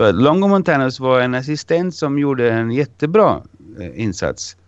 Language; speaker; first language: Swedish; non-native, fluent; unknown